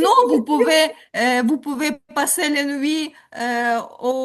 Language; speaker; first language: French; non-native, learner; Ukrainian